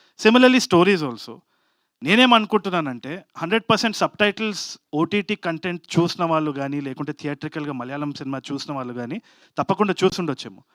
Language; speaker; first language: Telugu; native; Telugu